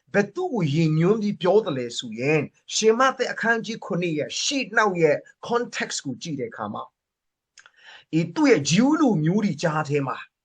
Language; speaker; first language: Burmese; non-native, local second language; Hakha Chin